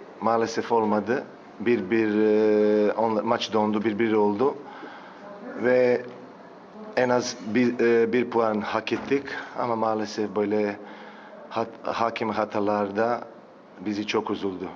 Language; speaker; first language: Turkish; non-native, fluent; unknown